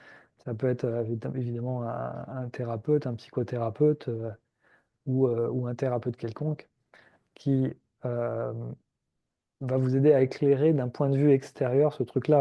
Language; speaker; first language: French; native; French